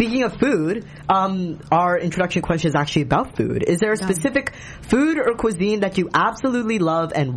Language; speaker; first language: English; native; English